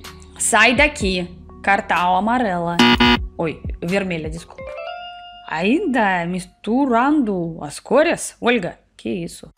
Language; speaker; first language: Portuguese; non-native, learner; Russian